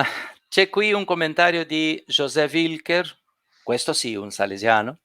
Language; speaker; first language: Italian; non-native, fluent; Portuguese